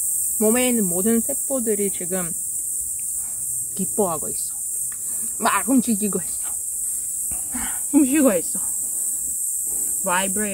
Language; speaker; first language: Korean; non-native, fluent; Russian